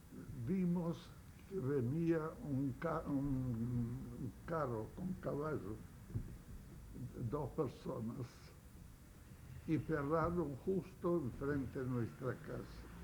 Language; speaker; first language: Spanish; non-native, fluent; Yiddish